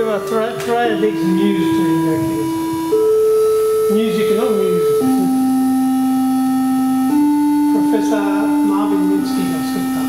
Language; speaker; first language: Japanese; non-native, learner; English